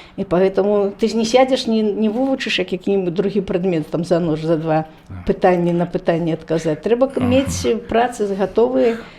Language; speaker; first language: Belarusian; native; Belarusian